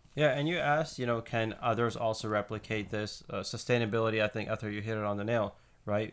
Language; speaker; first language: English; native; English